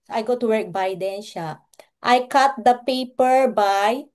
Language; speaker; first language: English; non-native, local second language; Filipino